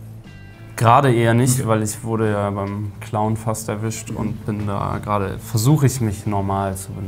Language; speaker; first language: German; native; German